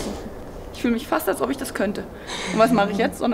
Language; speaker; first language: German; native; German